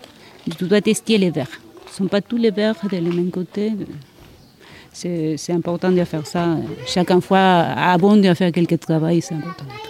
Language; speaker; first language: French; non-native, learner; Spanish